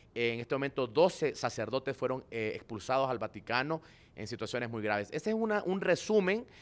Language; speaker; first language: Spanish; native; Spanish